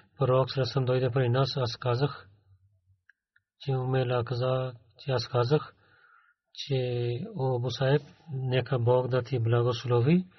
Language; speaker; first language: Bulgarian; non-native, learner; Urdu